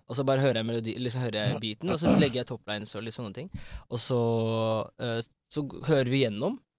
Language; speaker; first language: Norwegian; early bilingual, other home language; Amharic